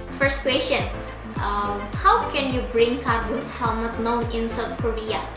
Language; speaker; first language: English; non-native, learner; Indonesian